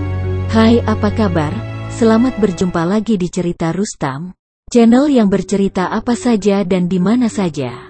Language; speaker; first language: Indonesian; native; Indonesian